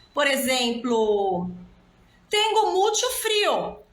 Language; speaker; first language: Spanish; non-native, fluent; Portuguese